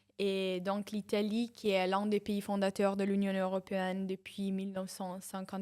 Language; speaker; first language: French; non-native, fluent; Italian